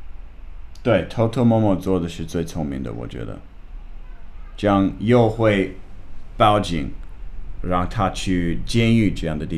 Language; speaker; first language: Chinese; non-native, fluent; English